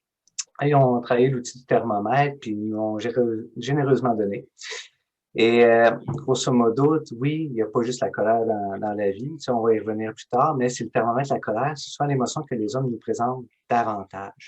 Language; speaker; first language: French; native; French